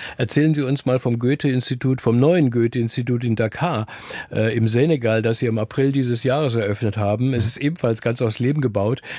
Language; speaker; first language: German; native; German